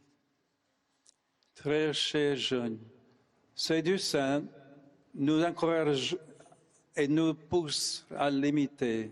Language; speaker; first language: French; non-native, fluent; English